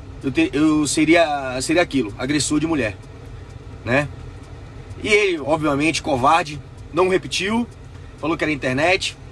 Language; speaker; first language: Portuguese; native; Portuguese